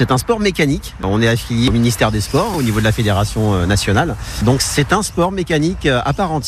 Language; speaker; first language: French; native; French